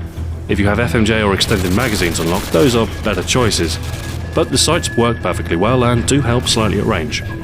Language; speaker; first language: English; native; English